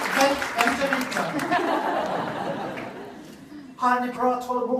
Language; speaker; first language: Swedish; non-native, learner; English